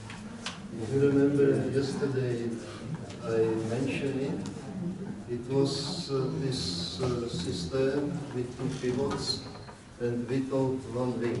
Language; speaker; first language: English; non-native, learner; Czech